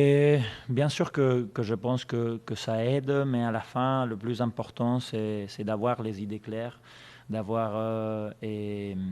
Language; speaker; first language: French; non-native, fluent; Spanish